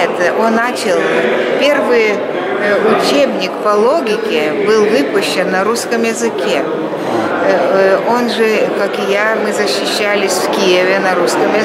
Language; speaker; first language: Russian; non-native, local second language; Lithuanian